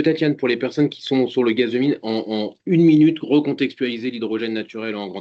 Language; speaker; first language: French; native; French